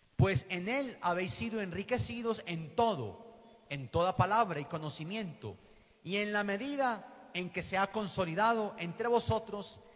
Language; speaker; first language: Spanish; native; Spanish